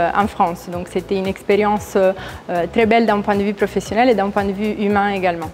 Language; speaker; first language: French; non-native, fluent; Italian